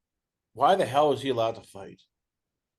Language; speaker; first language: English; native; English